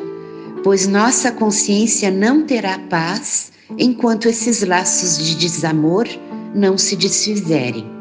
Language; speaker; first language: Portuguese; native; Portuguese